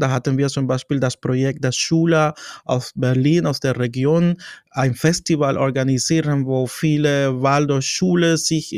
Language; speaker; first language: German; non-native, fluent; Spanish